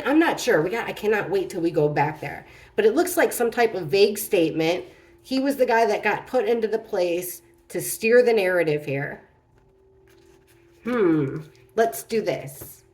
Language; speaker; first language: English; native; English